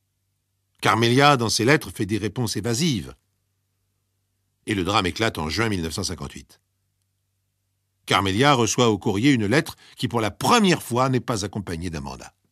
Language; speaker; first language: French; native; French